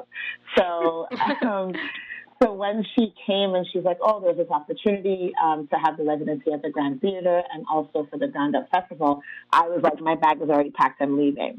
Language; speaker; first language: English; native; English